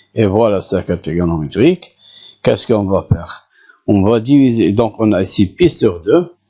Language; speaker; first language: French; non-native, local second language; Arabic